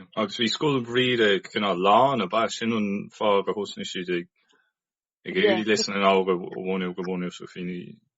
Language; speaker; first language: Irish; non-native, local second language; English